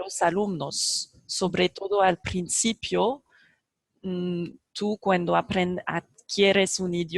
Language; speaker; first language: Spanish; non-native, fluent; French